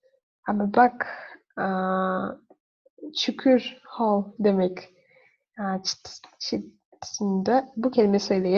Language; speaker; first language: Turkish; non-native, fluent; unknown